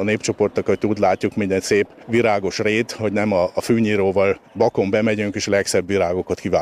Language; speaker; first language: Hungarian; native; Hungarian